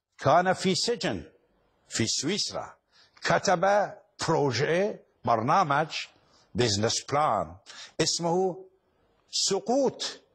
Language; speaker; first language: Arabic; non-native, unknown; Persian